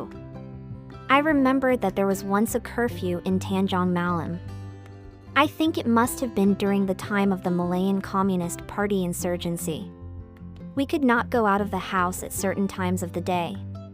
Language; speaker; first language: English; non-native, local second language; Cantonese